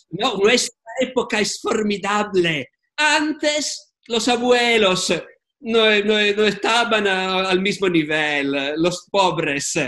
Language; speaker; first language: Spanish; non-native, fluent; Italian